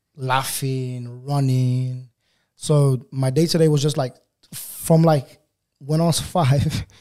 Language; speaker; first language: English; non-native, fluent; Portuguese